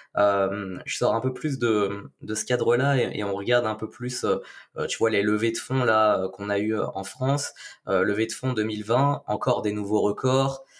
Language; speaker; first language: French; native; French